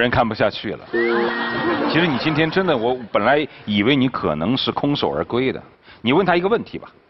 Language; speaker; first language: Chinese; native; Chinese